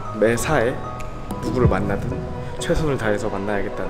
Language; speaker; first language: Korean; native; Korean